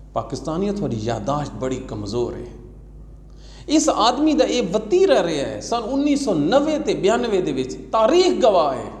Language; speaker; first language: Urdu; non-native, local second language; Saraiki